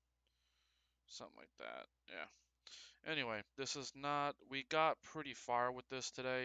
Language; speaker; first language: English; native; English